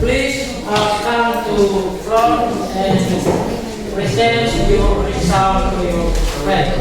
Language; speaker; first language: English; non-native, learner; Indonesian